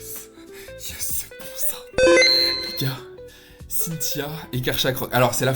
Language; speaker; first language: French; native; French